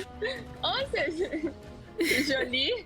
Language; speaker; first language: French; non-native, learner; Spanish